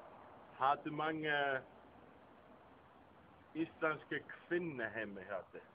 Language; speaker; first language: Danish; non-native, learner; Icelandic